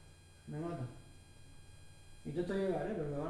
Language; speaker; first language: Spanish; native; Spanish